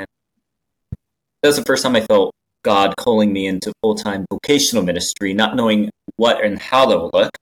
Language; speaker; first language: English; non-native, fluent; Japanese